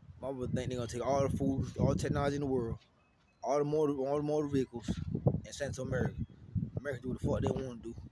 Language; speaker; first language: English; native; English